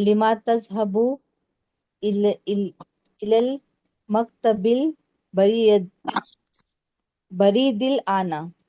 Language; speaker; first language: Arabic; non-native, learner; Urdu